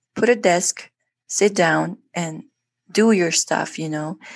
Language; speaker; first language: English; non-native, fluent; Spanish